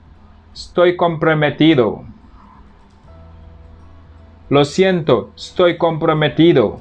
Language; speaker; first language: Spanish; non-native, fluent; Wolof